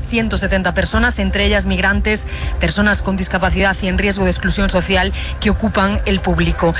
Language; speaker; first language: Spanish; native; Spanish